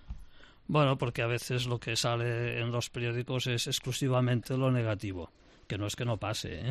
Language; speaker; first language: Spanish; non-native, local second language; Catalan